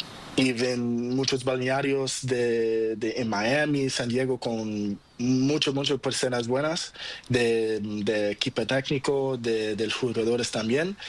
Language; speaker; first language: Spanish; non-native, learner; Portuguese